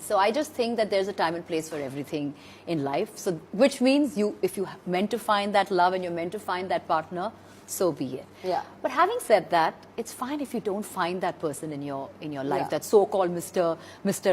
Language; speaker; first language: English; non-native, local second language; Hindi